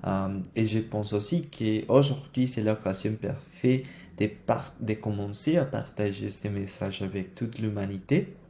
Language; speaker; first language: French; non-native, learner; Spanish